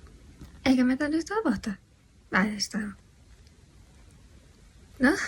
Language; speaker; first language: Finnish; non-native, learner; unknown